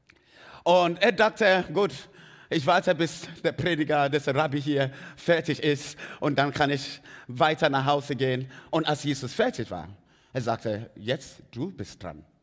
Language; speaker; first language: German; non-native, fluent; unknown